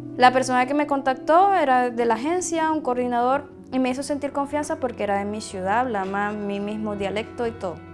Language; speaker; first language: Spanish; native; Spanish